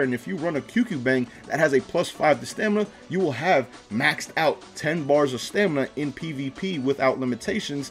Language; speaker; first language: English; native; English